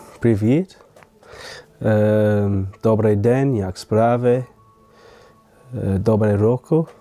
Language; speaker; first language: Ukrainian; non-native, learner; English